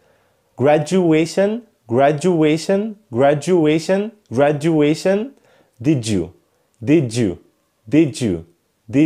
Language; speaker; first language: English; non-native, fluent; Arabic